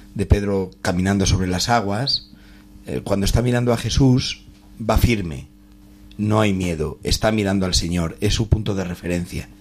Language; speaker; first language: Spanish; native; Spanish